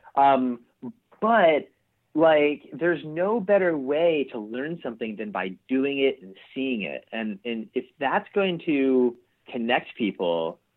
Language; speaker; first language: English; native; English